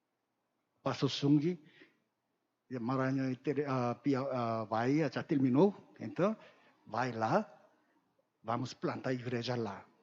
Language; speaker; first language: Portuguese; non-native, learner; Korean